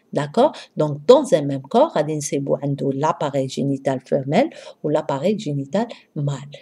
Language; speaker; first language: French; non-native, local second language; Arabic